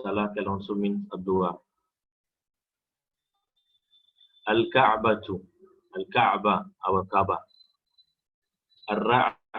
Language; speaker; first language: Arabic; non-native, fluent; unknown